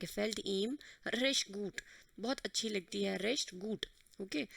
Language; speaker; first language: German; non-native, fluent; Hindi